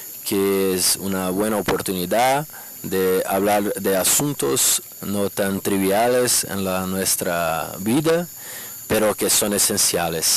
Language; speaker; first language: Spanish; non-native, fluent; Portuguese